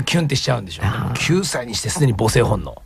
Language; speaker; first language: Japanese; native; Japanese